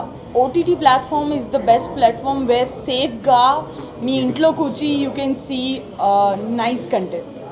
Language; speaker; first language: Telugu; non-native, learner; Gujarati